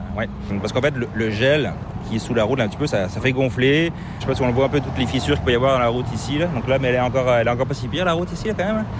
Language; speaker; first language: French; native; French